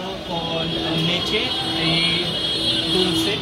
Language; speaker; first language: Spanish; non-native, learner; Hindi